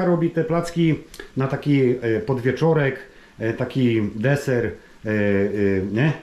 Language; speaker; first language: Polish; native; Polish